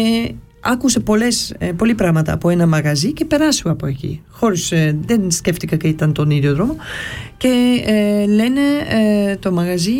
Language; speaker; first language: Greek; early bilingual, heritage; Greek